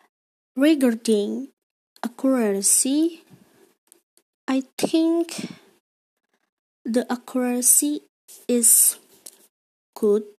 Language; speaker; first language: English; non-native, learner; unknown